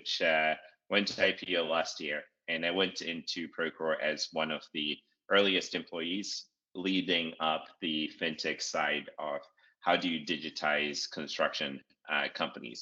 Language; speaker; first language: English; non-native, local second language; Shona